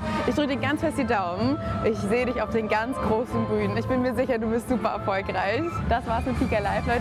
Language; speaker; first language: German; native; German